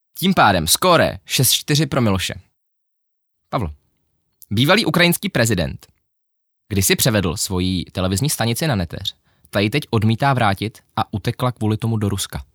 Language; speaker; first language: Czech; early bilingual, other home language; Ukrainian